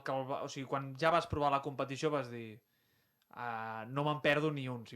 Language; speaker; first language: Catalan; native; Catalan